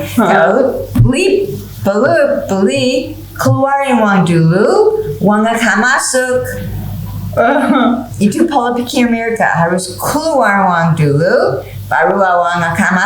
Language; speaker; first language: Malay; non-native, fluent; English